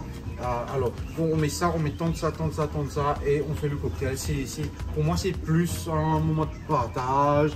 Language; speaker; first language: French; non-native, local second language; Morisyen